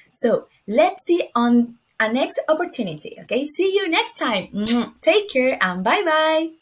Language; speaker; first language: English; non-native, fluent; Spanish